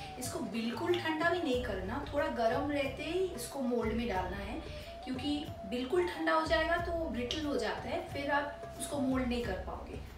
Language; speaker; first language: Hindi; non-native, local second language; Bangla